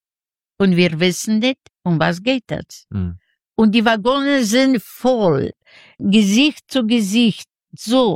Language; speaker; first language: German; non-native, learner; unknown